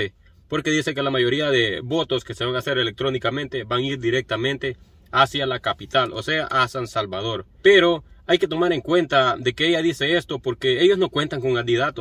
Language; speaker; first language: Spanish; native; Spanish